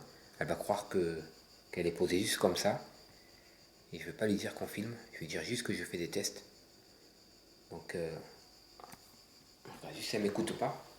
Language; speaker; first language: French; native; French